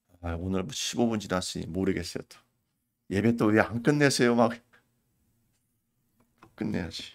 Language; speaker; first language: Korean; native; Korean